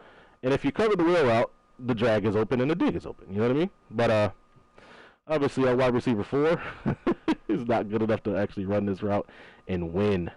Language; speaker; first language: English; native; English